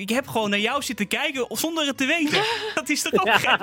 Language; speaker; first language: Dutch; native; Dutch